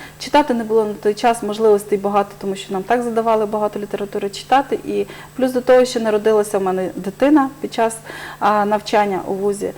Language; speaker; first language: Ukrainian; native; Ukrainian